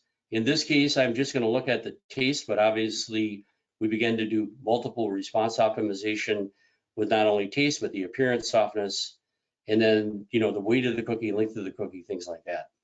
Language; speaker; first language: English; native; English